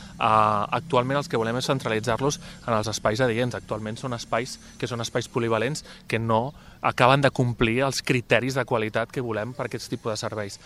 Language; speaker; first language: Catalan; native; Catalan